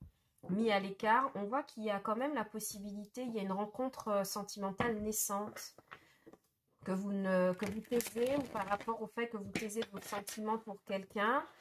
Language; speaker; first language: French; native; French